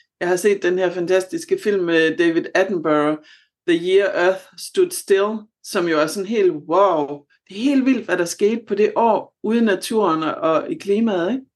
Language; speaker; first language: Danish; native; Danish